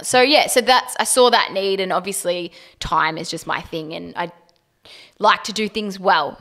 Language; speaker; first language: English; native; English